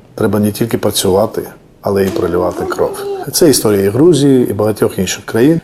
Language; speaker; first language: Ukrainian; non-native, fluent; Georgian